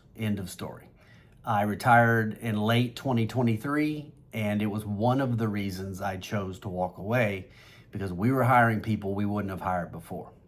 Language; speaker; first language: English; native; English